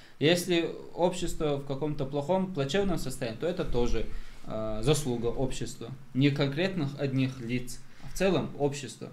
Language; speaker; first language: Russian; non-native, local second language; Chechen